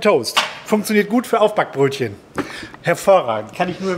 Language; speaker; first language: German; native; German